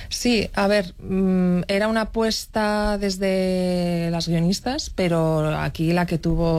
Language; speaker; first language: Spanish; native; Spanish